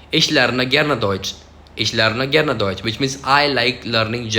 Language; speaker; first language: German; non-native, learner; Hindi